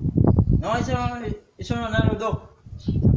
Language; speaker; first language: Spanish; non-native, learner; Haitian Creole